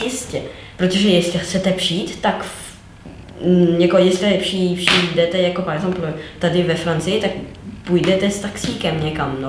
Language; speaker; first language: Czech; non-native, learner; French